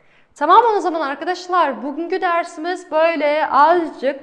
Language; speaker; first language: Turkish; non-native, fluent; Kazakh